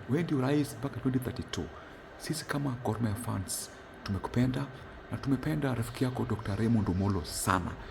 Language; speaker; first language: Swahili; non-native, local second language; Luo (Kenya and Tanzania)